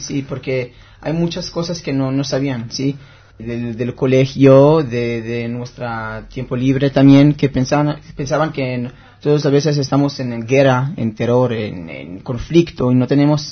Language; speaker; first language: Spanish; non-native, learner; Hebrew